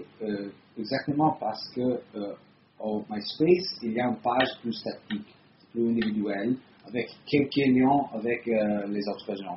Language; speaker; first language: French; non-native, fluent; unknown